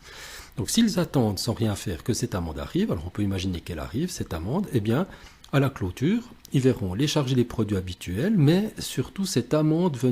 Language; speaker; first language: French; native; French